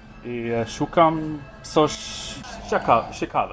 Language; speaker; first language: Polish; non-native, learner; Norwegian